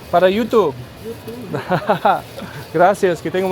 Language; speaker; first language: Spanish; non-native, learner; English